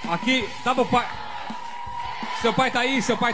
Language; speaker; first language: Portuguese; native; Portuguese